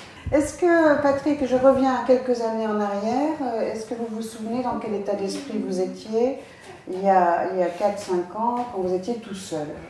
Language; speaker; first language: French; native; French